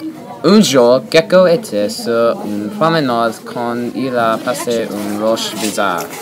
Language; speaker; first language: French; non-native, learner; English